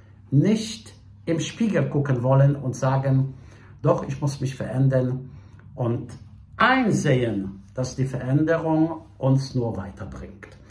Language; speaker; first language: German; non-native, fluent; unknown